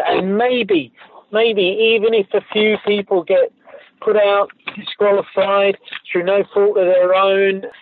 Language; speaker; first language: English; native; English